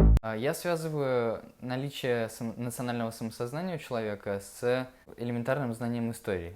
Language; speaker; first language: Russian; native; Russian